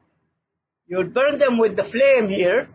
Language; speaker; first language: English; non-native, fluent; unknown